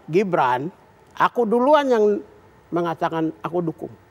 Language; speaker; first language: Indonesian; native; Indonesian